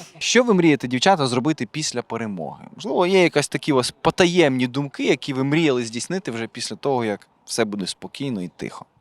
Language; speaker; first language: Ukrainian; native; Ukrainian